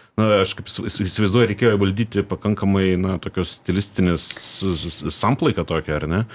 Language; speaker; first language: Lithuanian; native; Lithuanian